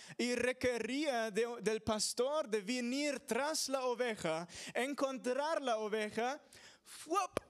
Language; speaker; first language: Spanish; non-native, fluent; English